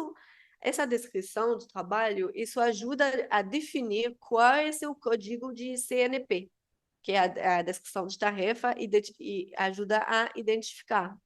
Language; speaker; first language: Portuguese; non-native, fluent; Spanish